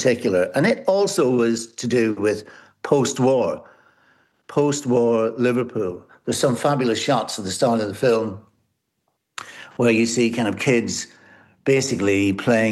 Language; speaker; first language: English; native; English